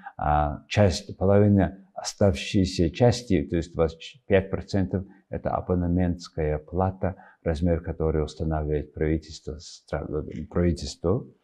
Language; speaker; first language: Russian; non-native, fluent; Mongolian